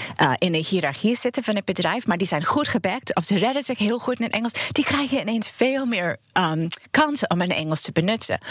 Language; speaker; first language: Dutch; non-native, fluent; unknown